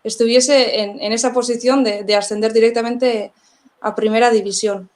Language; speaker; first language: Spanish; non-native, local second language; Basque